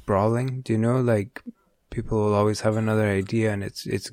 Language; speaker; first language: English; native; English